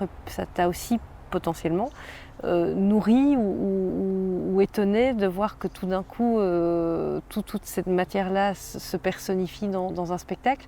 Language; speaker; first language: French; native; French